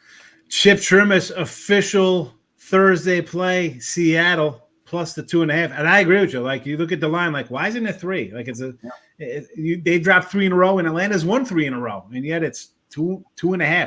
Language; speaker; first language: English; native; English